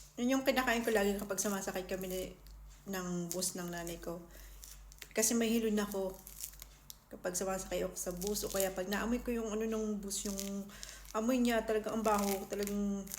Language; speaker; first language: Filipino; non-native, local second language; Bikol